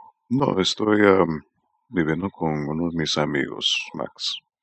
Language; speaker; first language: Spanish; non-native, learner; English